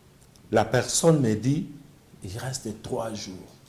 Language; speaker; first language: French; non-native, local second language; Lingala